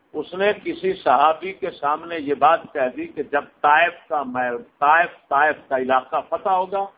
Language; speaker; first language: Urdu; non-native, local second language; Punjabi